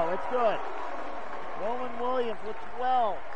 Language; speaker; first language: English; native; English